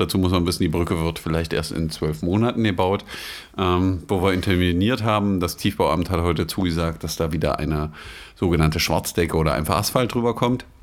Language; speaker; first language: German; native; German